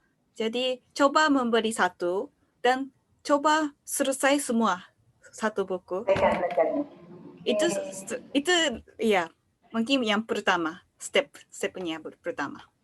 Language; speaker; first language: Indonesian; non-native, learner; Japanese